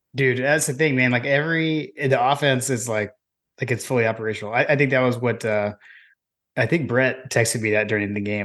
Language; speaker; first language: English; native; English